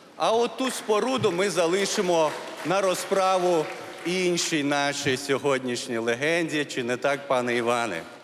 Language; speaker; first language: Ukrainian; non-native, local second language; Crimean Tatar